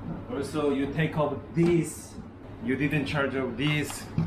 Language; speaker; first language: English; non-native, learner; Korean